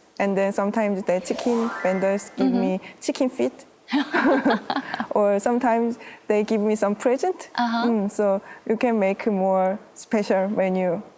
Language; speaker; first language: English; non-native, learner; Korean